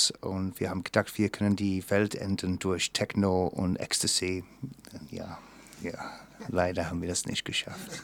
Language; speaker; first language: German; non-native, fluent; English